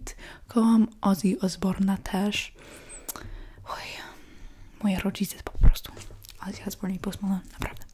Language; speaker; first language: Polish; early bilingual, heritage; English